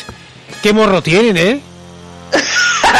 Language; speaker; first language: Spanish; native; Spanish